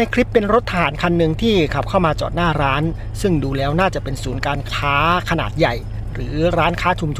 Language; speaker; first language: Thai; native; Thai